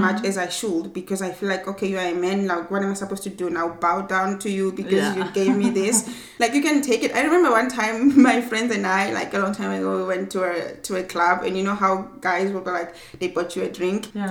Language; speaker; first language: English; non-native, local second language; Swati